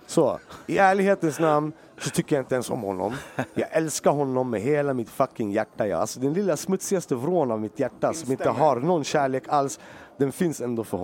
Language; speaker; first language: Swedish; native; Swedish